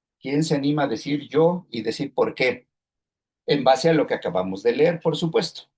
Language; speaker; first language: Spanish; native; Spanish